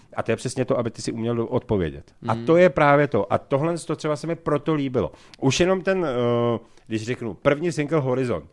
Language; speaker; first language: Czech; native; Czech